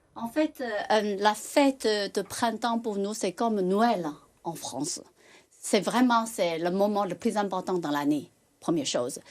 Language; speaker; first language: French; non-native, fluent; Chinese